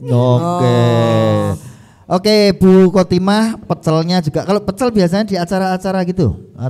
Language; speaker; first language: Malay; non-native, local second language; Javanese